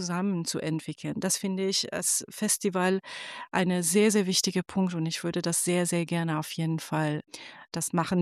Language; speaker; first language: German; non-native, fluent; Persian